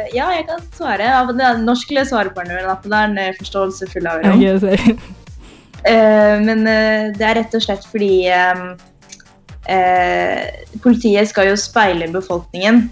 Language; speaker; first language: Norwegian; early bilingual, other home language; Tamil